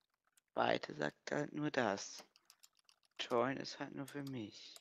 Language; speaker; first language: German; native; German